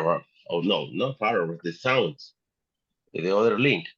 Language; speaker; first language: English; non-native, learner; Spanish